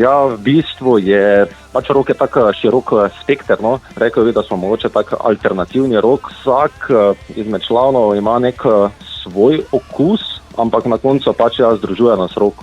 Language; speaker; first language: Slovenian; native; Slovenian